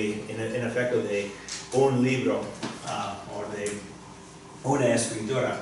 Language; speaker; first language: Spanish; non-native, fluent; English